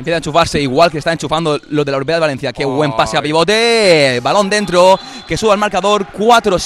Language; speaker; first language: Spanish; native; Spanish